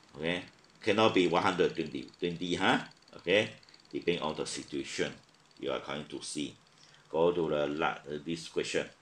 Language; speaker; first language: English; non-native, local second language; Chinese